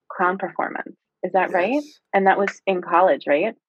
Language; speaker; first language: English; native; English